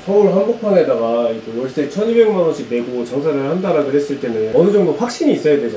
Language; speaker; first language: Korean; native; Korean